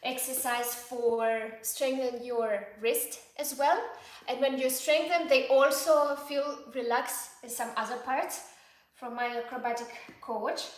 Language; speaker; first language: English; non-native, fluent; Ukrainian